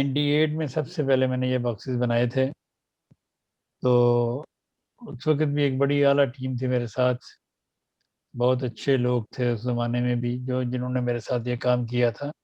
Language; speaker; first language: Urdu; native; Urdu